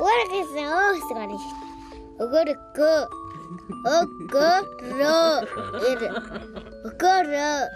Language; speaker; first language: Korean; non-native, learner; Mongolian